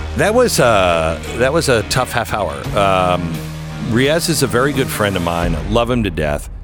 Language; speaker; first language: English; early bilingual, other home language; German